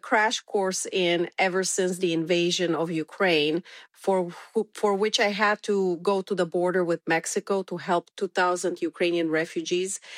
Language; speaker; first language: English; non-native, fluent; Romanian